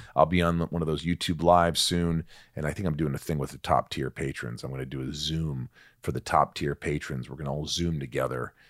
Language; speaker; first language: English; native; English